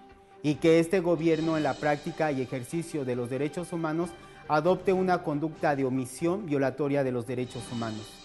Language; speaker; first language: Spanish; native; Spanish